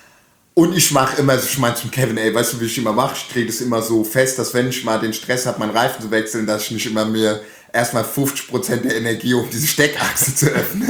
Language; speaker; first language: German; native; German